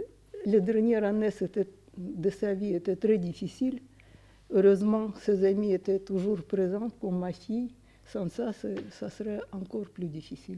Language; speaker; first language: French; non-native, fluent; Russian